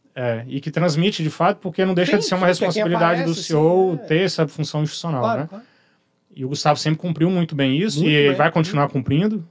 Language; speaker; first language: Portuguese; native; Portuguese